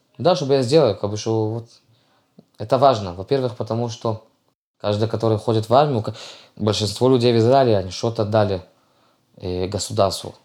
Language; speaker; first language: Russian; early bilingual, heritage; Russian